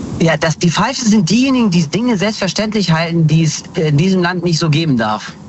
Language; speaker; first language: German; early bilingual, other home language; Kurdish